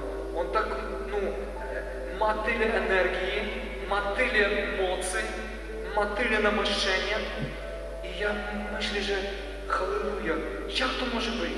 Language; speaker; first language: Polish; non-native, learner; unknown